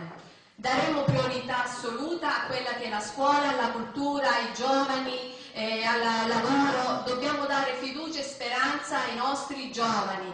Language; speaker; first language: Italian; native; Italian